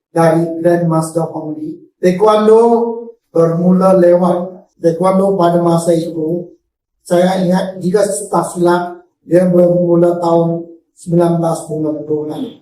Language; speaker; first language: Malay; non-native, local second language; Chinese